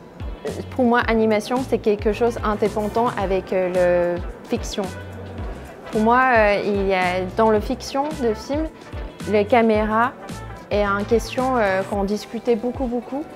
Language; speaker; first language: French; non-native, fluent; Chinese